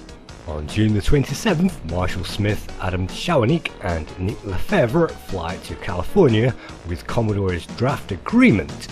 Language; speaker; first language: English; native; English